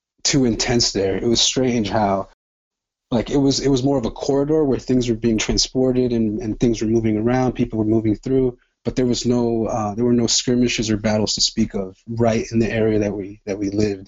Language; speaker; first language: English; native; English